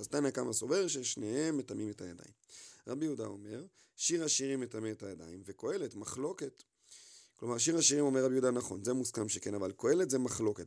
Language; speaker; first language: Hebrew; native; Hebrew